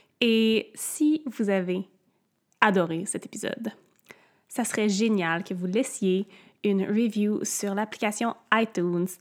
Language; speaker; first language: French; native; French